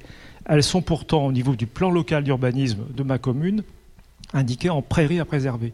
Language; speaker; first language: French; native; French